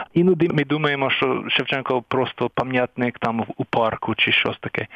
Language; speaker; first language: Ukrainian; non-native, fluent; English